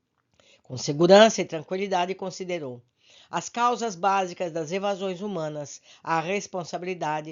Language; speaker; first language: Portuguese; native; Portuguese